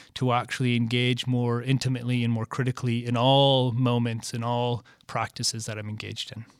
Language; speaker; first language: English; native; English